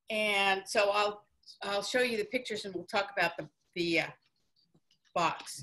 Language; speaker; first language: English; native; English